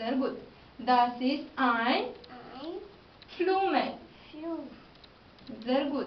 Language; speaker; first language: German; non-native, learner; Romanian